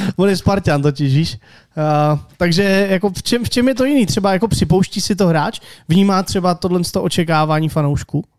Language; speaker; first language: Czech; native; Czech